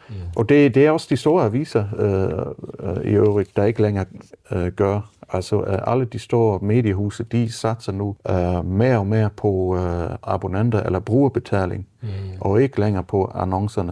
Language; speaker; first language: Danish; non-native, fluent; German